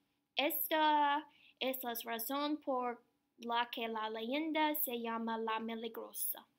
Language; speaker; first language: Spanish; non-native, learner; English